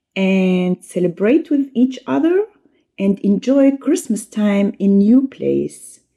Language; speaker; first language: English; non-native, fluent; Arabic